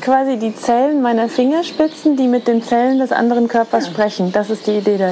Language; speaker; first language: German; native; German